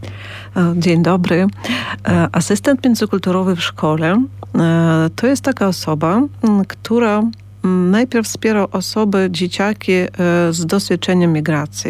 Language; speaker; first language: Polish; non-native, fluent; Ukrainian